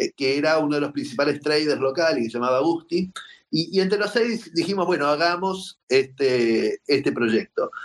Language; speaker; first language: Spanish; native; Spanish